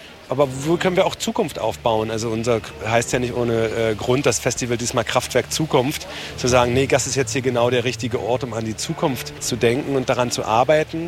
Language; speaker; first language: German; native; German